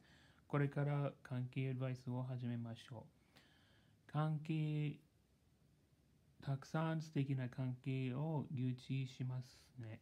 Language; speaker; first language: Japanese; non-native, learner; English